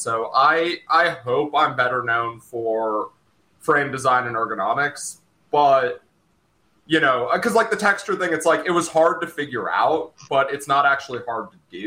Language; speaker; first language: English; native; English